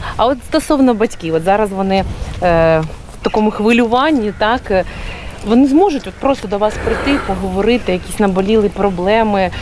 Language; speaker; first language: Ukrainian; native; Ukrainian